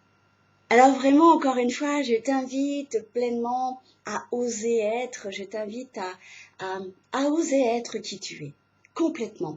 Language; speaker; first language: French; native; French